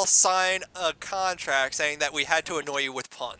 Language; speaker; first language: English; native; English